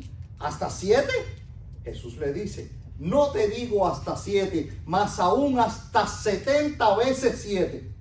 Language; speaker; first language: Spanish; native; Spanish